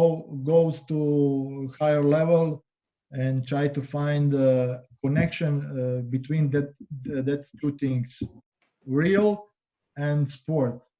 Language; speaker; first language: English; non-native, learner; Croatian